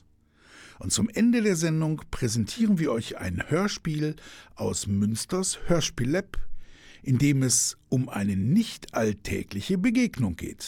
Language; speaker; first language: German; native; German